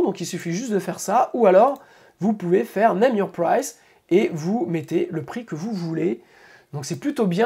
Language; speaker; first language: French; native; French